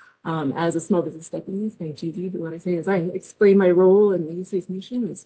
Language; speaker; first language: English; native; English